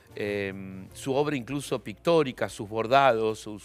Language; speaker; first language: Spanish; native; Spanish